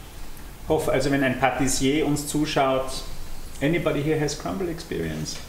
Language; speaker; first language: German; native; German